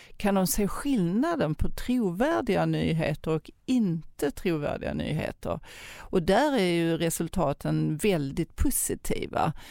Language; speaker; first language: Swedish; native; Swedish